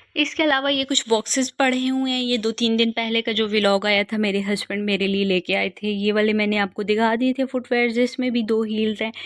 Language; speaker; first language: Urdu; non-native, local second language; Punjabi